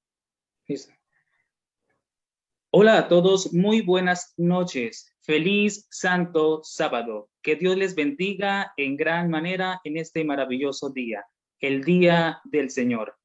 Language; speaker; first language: Spanish; native; Spanish